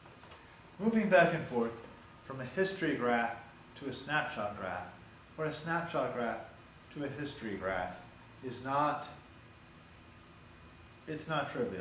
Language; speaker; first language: English; native; English